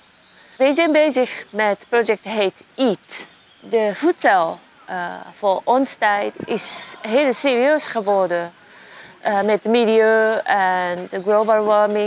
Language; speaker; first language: Dutch; non-native, learner; Japanese